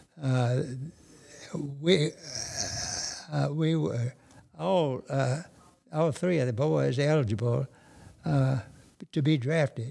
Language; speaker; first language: English; native; English